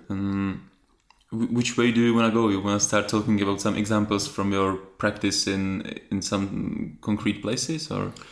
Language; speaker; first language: English; non-native, fluent; Czech